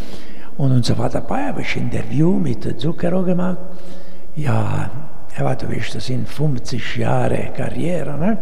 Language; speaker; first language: German; non-native, learner; Italian